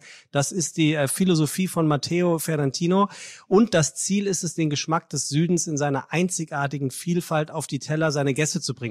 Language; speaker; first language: German; native; German